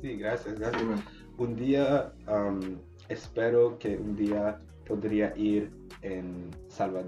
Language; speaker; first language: Spanish; non-native, learner; English